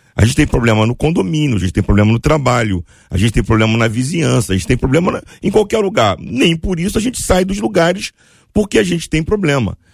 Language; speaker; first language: Portuguese; native; Portuguese